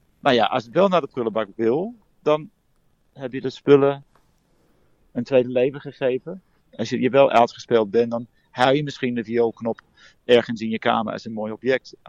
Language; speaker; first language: Dutch; early bilingual, heritage; Dutch